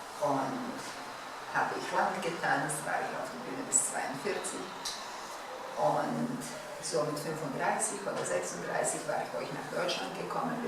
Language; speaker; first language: German; non-native, fluent; Bosnian